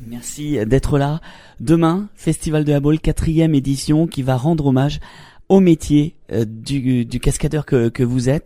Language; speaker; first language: French; native; French